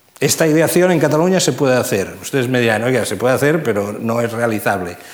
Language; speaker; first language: Spanish; non-native, local second language; Catalan